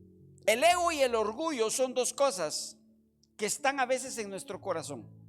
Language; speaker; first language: Spanish; native; Spanish